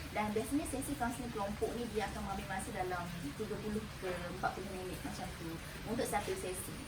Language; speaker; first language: Malay; native; Malay